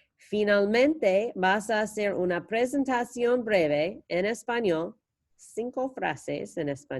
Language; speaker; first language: Spanish; non-native, fluent; English